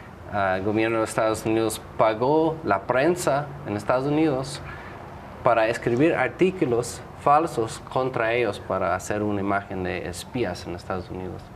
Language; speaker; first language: Spanish; non-native, fluent; English